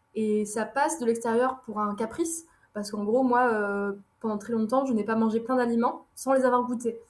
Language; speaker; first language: French; early bilingual, other home language; Arabic